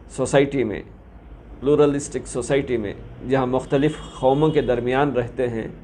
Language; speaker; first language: Hindi; non-native, local second language; Urdu